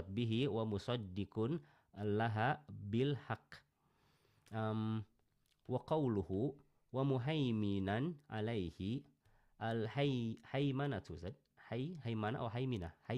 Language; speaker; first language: Arabic; non-native, learner; Indonesian